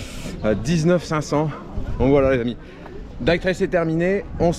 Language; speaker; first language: French; native; French